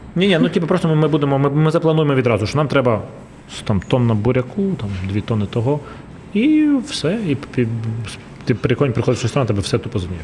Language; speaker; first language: Ukrainian; non-native, local second language; Russian